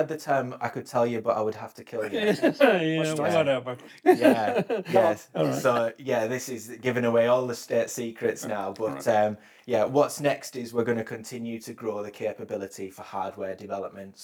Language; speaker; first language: English; native; English